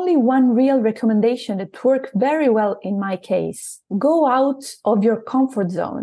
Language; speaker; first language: English; non-native, fluent; Italian